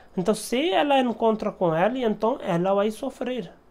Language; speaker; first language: Portuguese; non-native, learner; Hindi